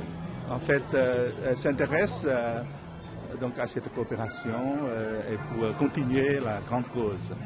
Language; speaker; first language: French; non-native, fluent; Chinese